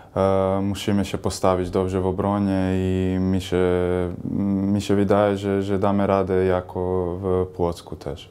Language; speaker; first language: Polish; non-native, fluent; Croatian